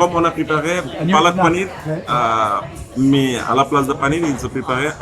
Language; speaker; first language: French; non-native, learner; Bangla